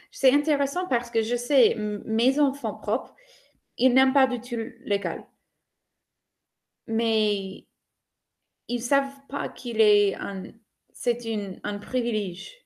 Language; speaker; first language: French; non-native, fluent; English